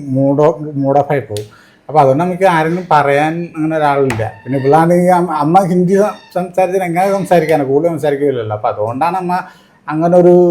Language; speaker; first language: Malayalam; native; Malayalam